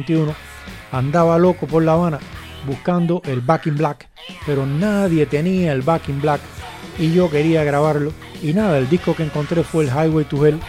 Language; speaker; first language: Spanish; native; Spanish